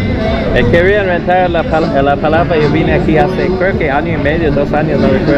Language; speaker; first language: Spanish; non-native, learner; English